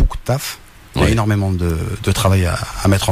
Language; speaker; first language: French; native; French